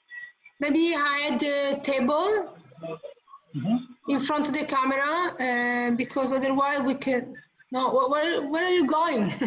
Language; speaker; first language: English; non-native, learner; Italian